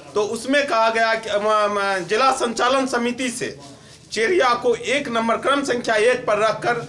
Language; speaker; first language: Hindi; native; Hindi